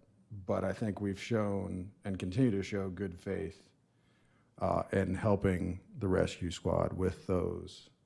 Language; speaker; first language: English; native; English